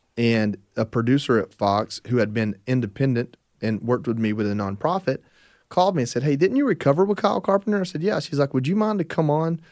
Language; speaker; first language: English; native; English